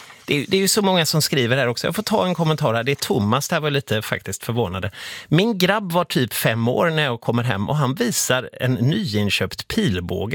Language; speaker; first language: Swedish; native; Swedish